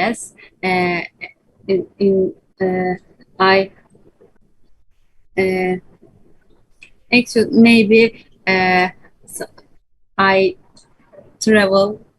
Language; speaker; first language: English; non-native, learner; Turkish